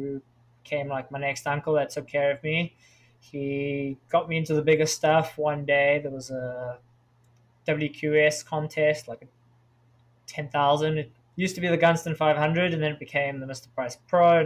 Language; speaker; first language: English; native; English